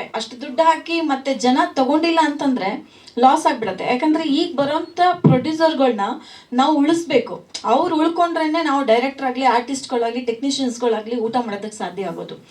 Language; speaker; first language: Kannada; native; Kannada